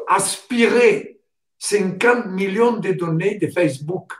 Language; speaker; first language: French; non-native, fluent; Italian